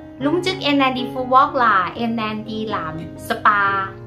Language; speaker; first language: Vietnamese; non-native, learner; Thai